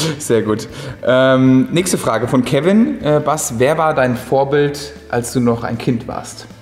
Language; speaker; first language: German; native; German